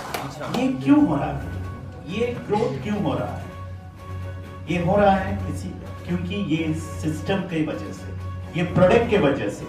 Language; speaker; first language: Hindi; non-native, fluent; Bangla